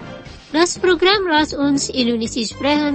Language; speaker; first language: German; non-native, fluent; Indonesian